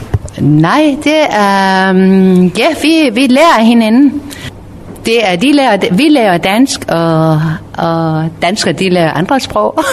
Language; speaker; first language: Danish; non-native, learner; Persian